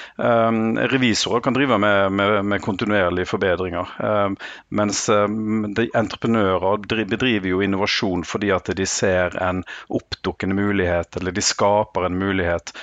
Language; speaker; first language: Norwegian; native; Norwegian